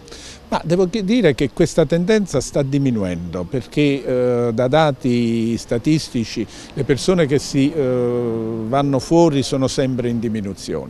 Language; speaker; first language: Italian; native; Italian